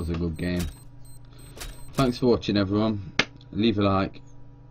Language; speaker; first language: English; native; English